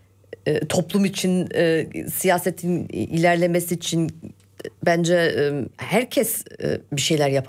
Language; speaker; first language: Turkish; early bilingual, heritage; Turkish